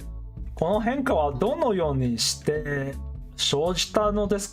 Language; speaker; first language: Japanese; non-native, learner; English